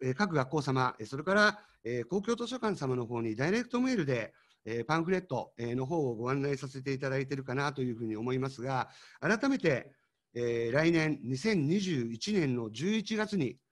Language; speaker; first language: Japanese; native; Japanese